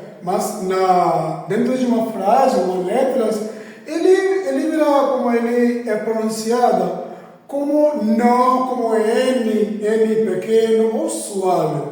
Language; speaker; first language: Portuguese; non-native, fluent; Hindi